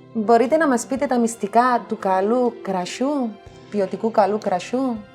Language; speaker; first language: Greek; native; Greek